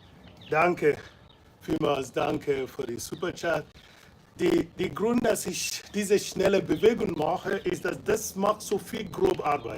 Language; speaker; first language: German; non-native, fluent; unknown